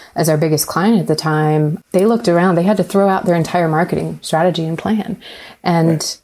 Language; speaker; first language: English; native; English